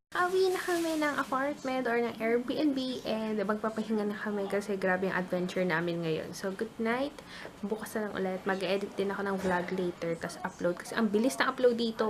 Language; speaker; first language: Filipino; native; Filipino